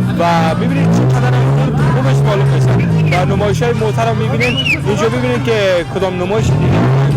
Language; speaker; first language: Persian; native; Persian